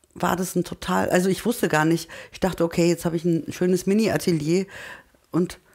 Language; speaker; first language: German; early bilingual, other home language; Turkish